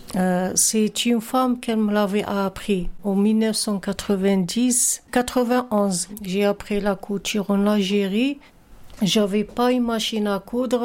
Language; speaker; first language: French; non-native, learner; Arabic